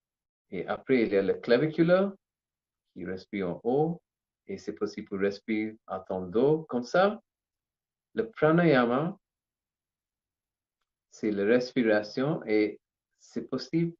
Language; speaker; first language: French; non-native, learner; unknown